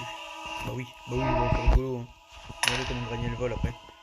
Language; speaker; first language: French; native; French